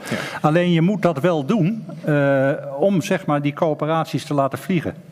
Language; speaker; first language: Dutch; native; Dutch